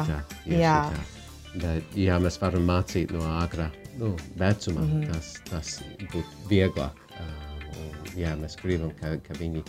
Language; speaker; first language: Latvian; non-native, fluent; English